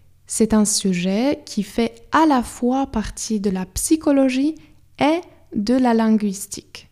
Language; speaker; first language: French; non-native, fluent; Polish